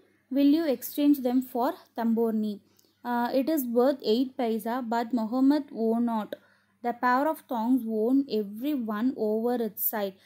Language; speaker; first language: English; non-native, local second language; Tamil